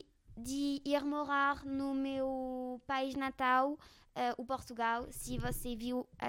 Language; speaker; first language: Portuguese; non-native, learner; French